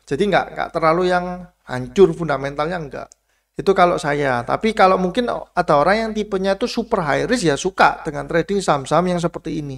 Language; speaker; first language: Indonesian; native; Indonesian